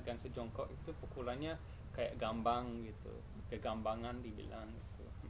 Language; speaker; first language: Indonesian; non-native, fluent; English